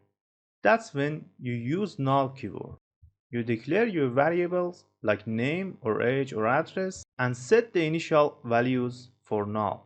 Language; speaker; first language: English; non-native, fluent; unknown